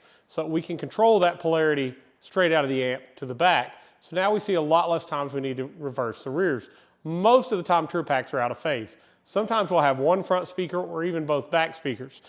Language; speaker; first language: English; native; English